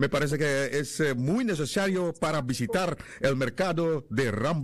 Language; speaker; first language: Spanish; non-native, learner; Dutch